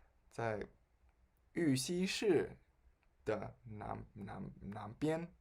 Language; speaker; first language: Chinese; non-native, fluent; Spanish